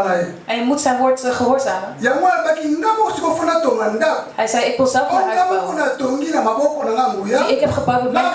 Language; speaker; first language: Dutch; non-native, fluent; Lingala